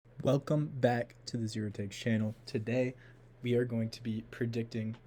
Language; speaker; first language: English; native; English